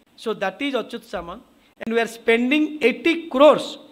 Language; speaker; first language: English; non-native, local second language; Odia